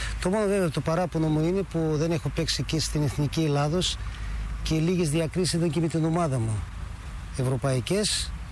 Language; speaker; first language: Greek; early bilingual, heritage; Greek